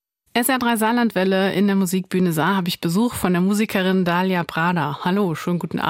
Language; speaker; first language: German; native; German